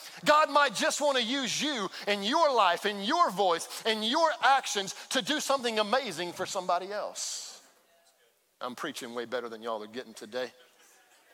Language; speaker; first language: English; native; English